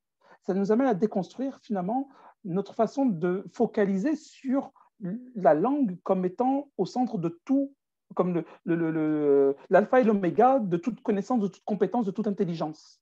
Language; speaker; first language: French; native; French